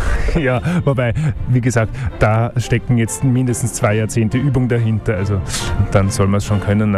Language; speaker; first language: German; native; German